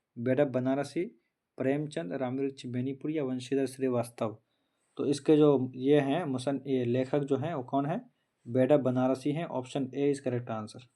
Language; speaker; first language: Hindi; native; Hindi